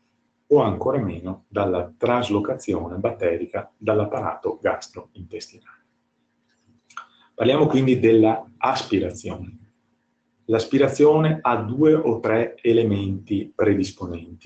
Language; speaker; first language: Italian; native; Italian